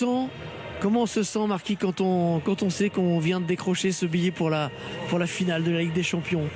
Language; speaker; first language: French; native; French